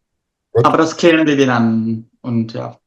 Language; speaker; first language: German; non-native, fluent; Italian